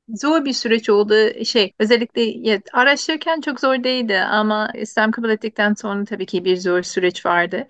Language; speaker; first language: Turkish; non-native, fluent; English